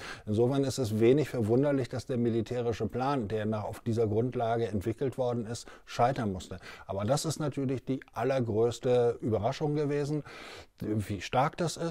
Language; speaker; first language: German; native; German